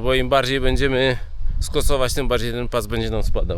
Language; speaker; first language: Polish; native; Polish